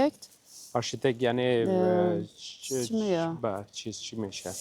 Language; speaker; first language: Persian; native; Persian